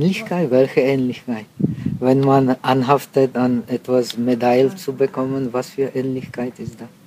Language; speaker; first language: German; non-native, fluent; Czech